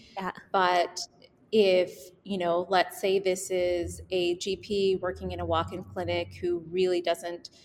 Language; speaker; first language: English; native; English